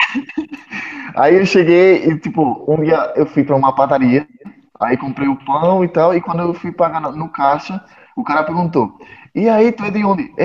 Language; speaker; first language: Portuguese; non-native, fluent; Spanish